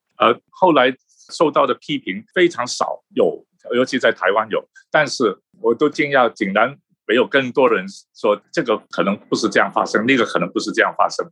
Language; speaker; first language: Chinese; non-native, local second language; Cantonese